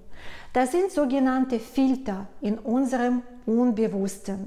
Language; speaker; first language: German; non-native, fluent; Russian